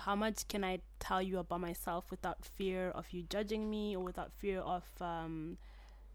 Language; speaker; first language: English; native; English